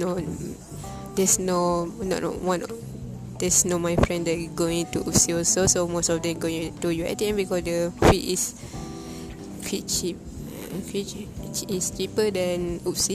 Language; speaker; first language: English; non-native, local second language; Malay